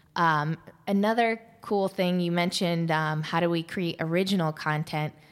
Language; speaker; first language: English; native; English